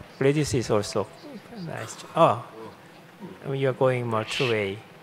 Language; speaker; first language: English; non-native, fluent; Korean